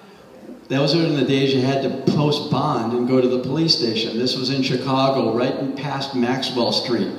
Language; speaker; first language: English; native; English